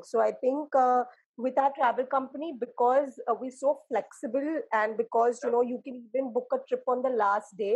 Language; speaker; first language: English; non-native, local second language; Hindi